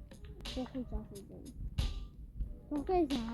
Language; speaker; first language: Turkish; non-native, learner; Uzbek